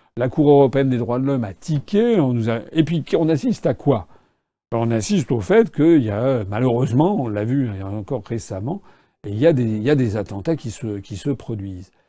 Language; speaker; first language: French; native; French